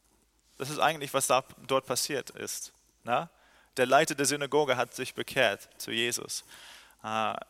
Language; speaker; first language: German; non-native, fluent; English